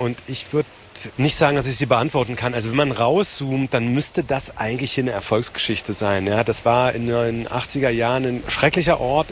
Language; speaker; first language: German; native; German